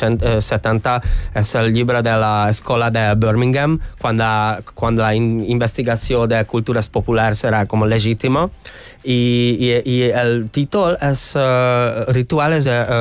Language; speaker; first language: Catalan; non-native, fluent; Hungarian